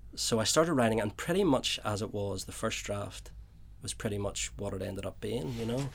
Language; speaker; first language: English; native; English